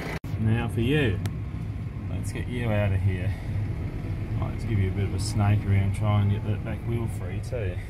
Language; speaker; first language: English; native; English